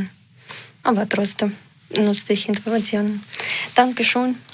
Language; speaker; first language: German; non-native, learner; Ukrainian